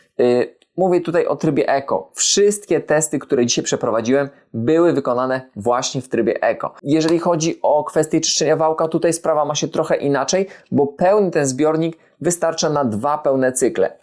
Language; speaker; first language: Polish; native; Polish